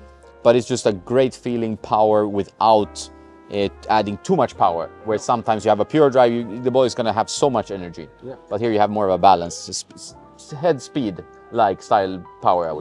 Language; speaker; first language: English; non-native, fluent; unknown